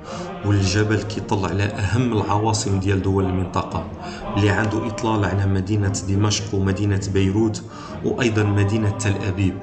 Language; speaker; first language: Arabic; native; Arabic